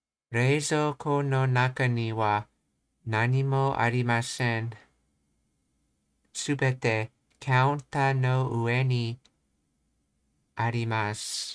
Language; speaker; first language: Japanese; non-native, learner; English